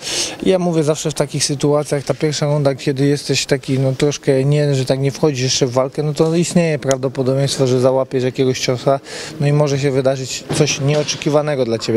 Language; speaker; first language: Polish; native; Polish